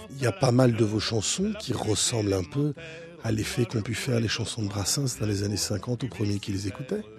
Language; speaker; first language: French; native; French